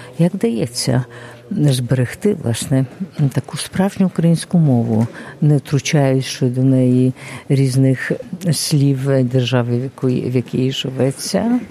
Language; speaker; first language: Ukrainian; early bilingual, heritage; Ukrainian